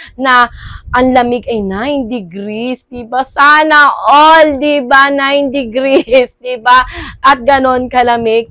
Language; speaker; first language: Filipino; native; Filipino